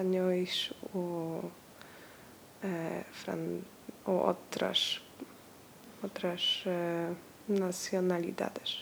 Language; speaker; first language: Portuguese; non-native, learner; Polish